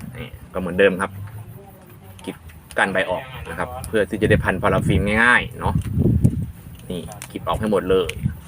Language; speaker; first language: Thai; non-native, local second language; Northeastern Thai